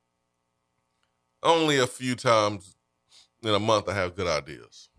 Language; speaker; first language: English; native; English